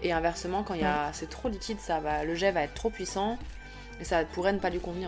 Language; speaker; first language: French; native; French